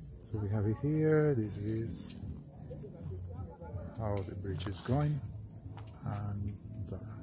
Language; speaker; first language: English; non-native, fluent; Spanish